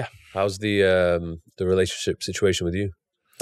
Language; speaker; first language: English; native; English